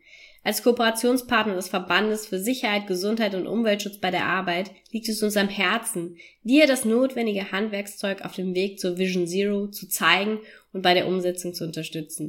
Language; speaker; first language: German; native; German